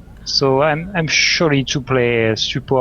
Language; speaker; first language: English; non-native, learner; French